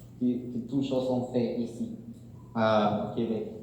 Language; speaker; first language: French; non-native, learner; Spanish